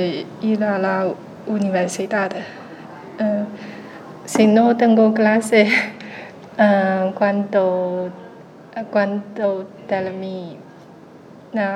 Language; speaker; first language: Spanish; non-native, learner; Chinese